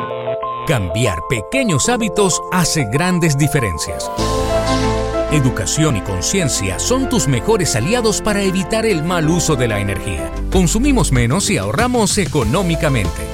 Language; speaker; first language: Spanish; native; Spanish